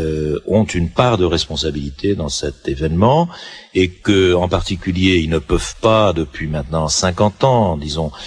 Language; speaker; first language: French; native; French